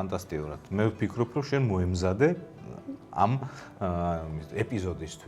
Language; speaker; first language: Georgian; native; Georgian